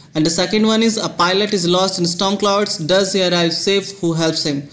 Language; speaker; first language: English; non-native, local second language; Hindi